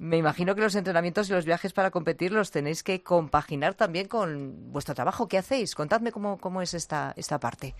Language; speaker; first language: Spanish; native; Spanish